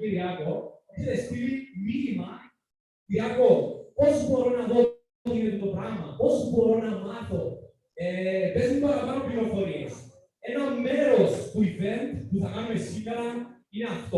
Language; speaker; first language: Greek; native; Greek